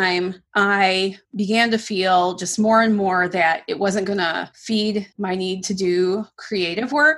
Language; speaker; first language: English; native; English